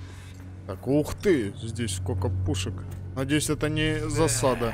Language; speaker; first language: Russian; native; Russian